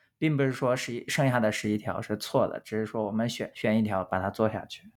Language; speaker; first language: Chinese; native; Chinese